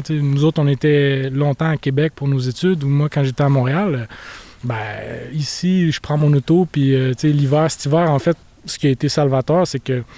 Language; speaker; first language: French; native; French